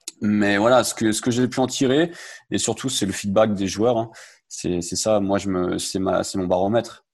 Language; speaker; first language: French; native; French